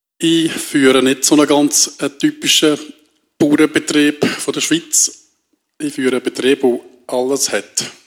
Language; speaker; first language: German; native; German